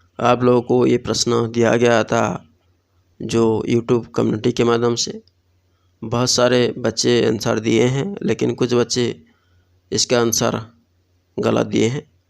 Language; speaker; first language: Hindi; non-native, local second language; Odia